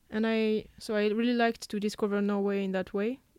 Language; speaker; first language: English; non-native, fluent; French